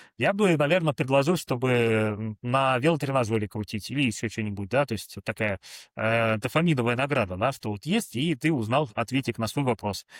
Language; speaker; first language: Russian; native; Russian